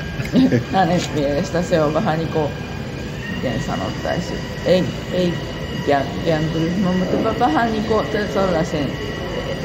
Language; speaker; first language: Finnish; non-native, fluent; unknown